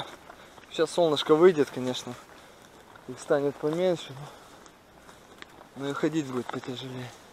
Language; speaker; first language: Russian; native; Russian